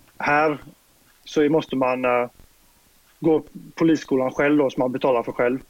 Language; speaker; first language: Swedish; native; Swedish